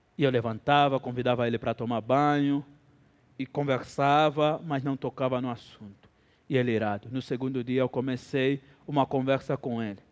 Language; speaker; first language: Portuguese; native; Portuguese